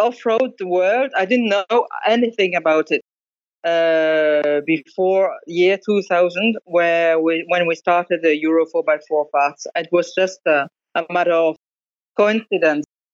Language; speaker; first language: English; non-native, fluent; French